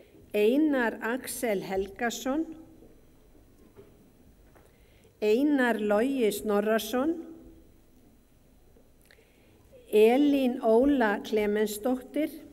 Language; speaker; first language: Icelandic; native; Icelandic